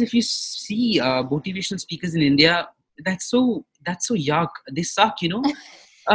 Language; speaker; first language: English; non-native, local second language; Marwari